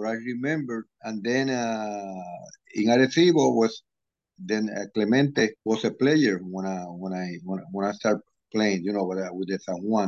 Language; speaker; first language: English; non-native, fluent; Spanish